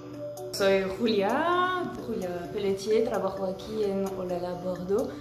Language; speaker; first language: Spanish; non-native, fluent; French